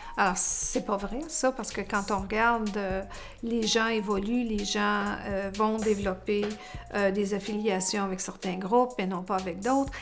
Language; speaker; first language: French; native; French